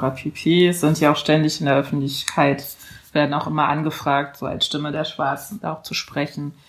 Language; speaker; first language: German; early bilingual, other home language; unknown